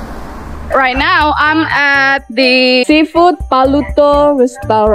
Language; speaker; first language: English; non-native, learner; Indonesian